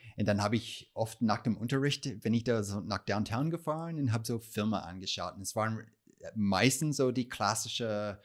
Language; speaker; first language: German; non-native, fluent; English